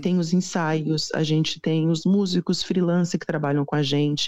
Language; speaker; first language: Portuguese; native; Portuguese